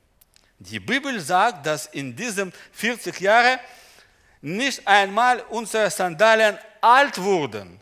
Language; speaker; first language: German; non-native, learner; Russian